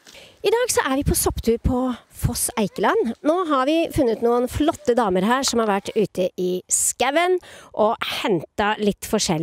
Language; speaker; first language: Norwegian; native; Norwegian